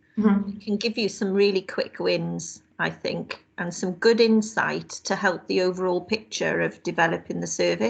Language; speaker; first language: English; native; English